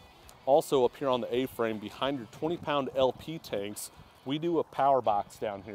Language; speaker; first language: English; native; English